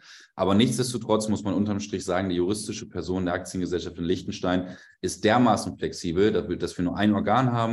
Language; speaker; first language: German; native; German